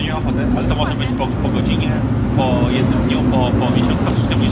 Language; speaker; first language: Polish; native; Polish